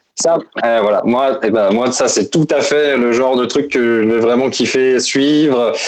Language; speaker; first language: French; native; French